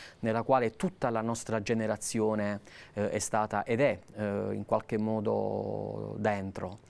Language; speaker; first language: Italian; native; Italian